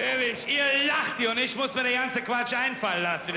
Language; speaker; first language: German; native; German